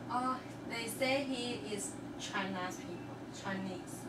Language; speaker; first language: English; non-native, learner; Chinese